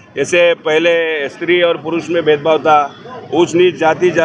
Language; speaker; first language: Hindi; non-native, local second language; Marathi